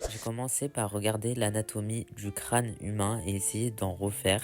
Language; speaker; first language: French; native; French